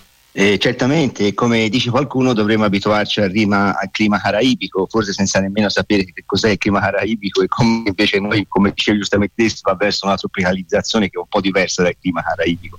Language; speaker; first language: Italian; native; Italian